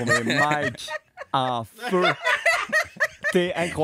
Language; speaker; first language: French; native; French